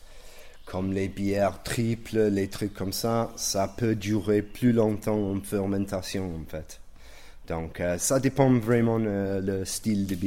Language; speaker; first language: French; non-native, fluent; English